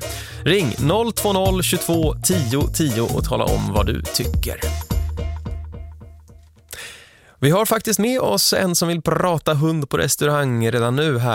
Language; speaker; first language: Swedish; native; Swedish